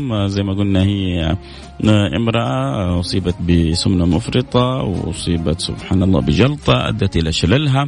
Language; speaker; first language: Arabic; native; Arabic